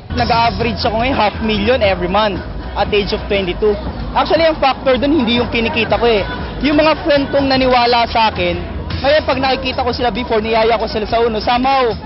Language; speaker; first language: Filipino; native; Filipino